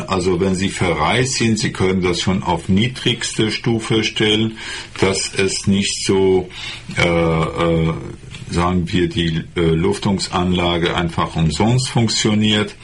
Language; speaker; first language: German; non-native, fluent; Persian